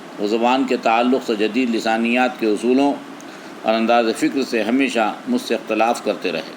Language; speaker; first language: Urdu; native; Urdu